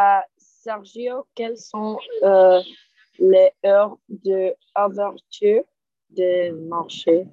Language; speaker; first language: French; non-native, learner; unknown